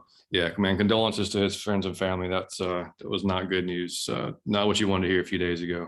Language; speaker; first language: English; native; English